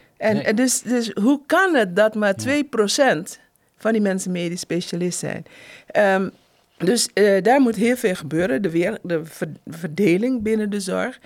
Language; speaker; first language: Dutch; native; Dutch